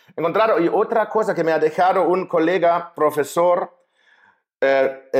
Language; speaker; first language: Spanish; non-native, fluent; German